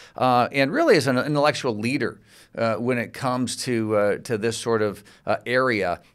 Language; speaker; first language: English; native; English